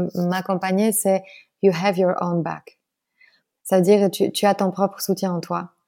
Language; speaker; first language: French; non-native, fluent; Polish